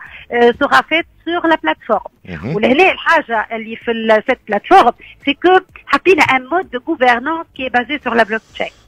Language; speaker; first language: French; non-native, local second language; Arabic